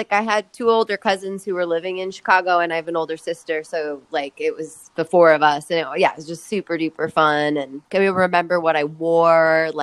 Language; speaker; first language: English; native; English